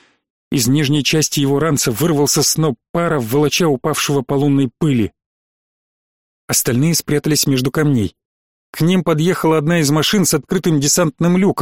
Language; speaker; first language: Russian; native; Russian